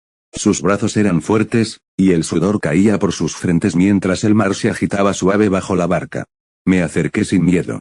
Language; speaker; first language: Spanish; native; Spanish